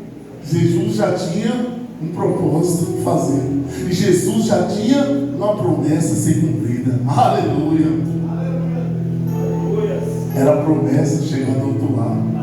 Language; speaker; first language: Portuguese; native; Portuguese